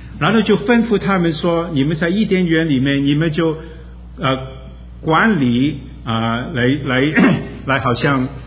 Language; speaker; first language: Chinese; non-native, local second language; Wu Chinese